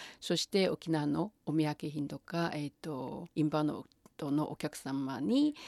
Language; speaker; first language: Japanese; non-native, fluent; Chinese